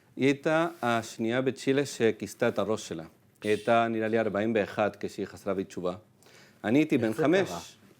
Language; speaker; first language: Hebrew; non-native, fluent; Spanish